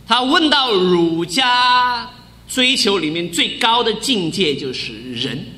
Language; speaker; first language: Chinese; native; Chinese